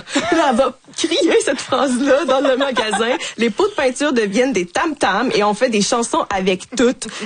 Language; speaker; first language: French; native; French